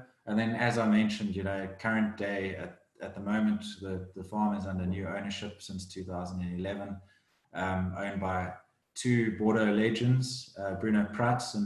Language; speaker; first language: English; native; English